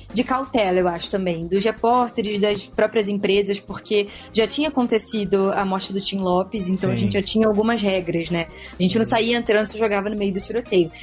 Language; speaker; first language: Portuguese; native; Portuguese